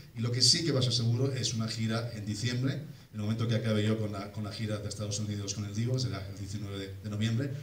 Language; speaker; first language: Spanish; early bilingual, heritage; Spanish